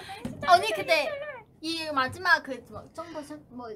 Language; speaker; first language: Korean; non-native, fluent; Chinese